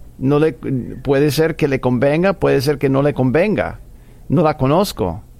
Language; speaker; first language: Spanish; non-native, fluent; English